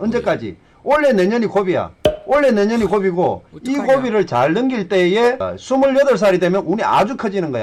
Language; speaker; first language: Korean; native; Korean